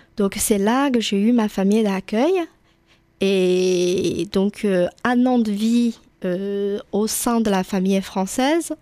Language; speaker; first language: French; non-native, fluent; Chinese